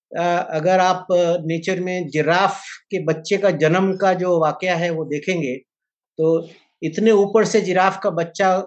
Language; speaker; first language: Hindi; native; Hindi